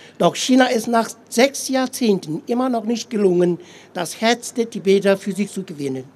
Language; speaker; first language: German; non-native, fluent; Tibetan